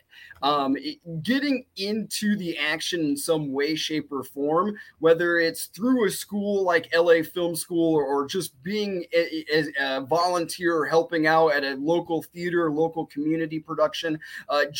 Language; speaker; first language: English; native; English